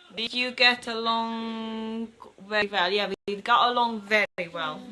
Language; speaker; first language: English; non-native, fluent; Hungarian